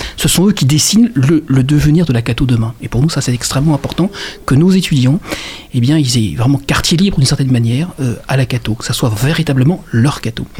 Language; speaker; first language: French; native; French